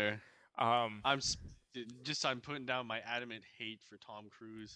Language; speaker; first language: English; native; English